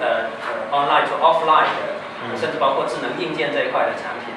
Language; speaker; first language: Chinese; native; Chinese